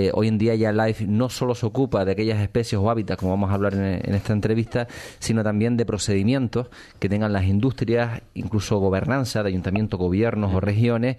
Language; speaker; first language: Spanish; native; Spanish